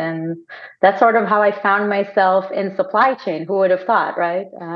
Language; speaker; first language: English; non-native, fluent; Hebrew